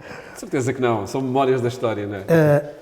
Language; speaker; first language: Portuguese; native; Portuguese